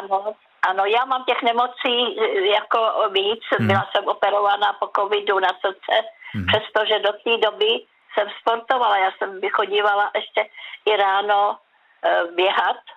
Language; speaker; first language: Czech; native; Czech